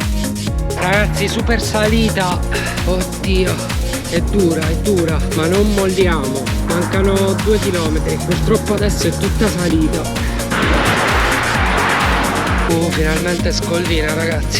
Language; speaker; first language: Italian; native; Italian